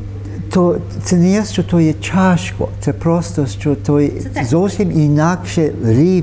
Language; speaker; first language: Ukrainian; early bilingual, heritage; Ukrainian